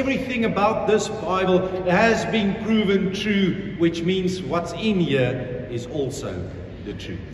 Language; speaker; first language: English; non-native, local second language; Afrikaans